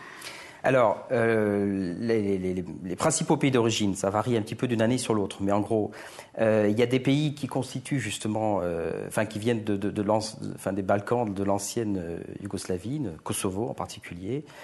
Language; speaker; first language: French; native; French